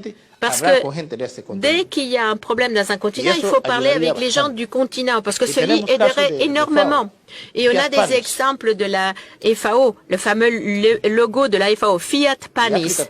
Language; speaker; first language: French; non-native, local second language; Portuguese